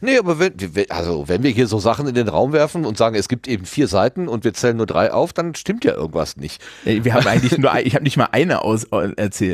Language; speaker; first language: German; native; German